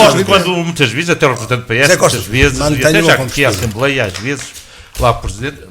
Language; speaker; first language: Portuguese; native; Portuguese